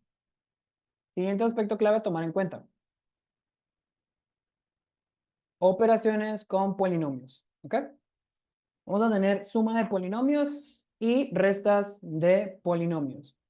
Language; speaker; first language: Spanish; native; Spanish